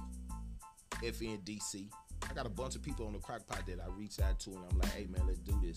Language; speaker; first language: English; native; English